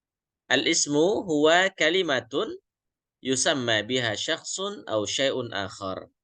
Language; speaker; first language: Arabic; non-native, fluent; Indonesian